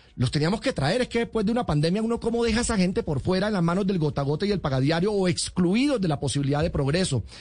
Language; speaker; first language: Spanish; native; Spanish